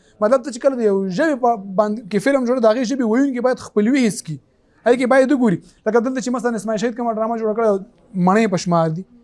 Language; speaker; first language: Pashto; native; Pashto